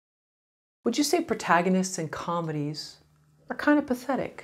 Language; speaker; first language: English; native; English